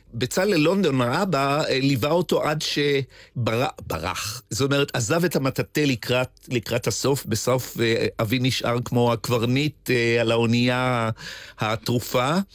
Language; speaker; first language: Hebrew; native; Hebrew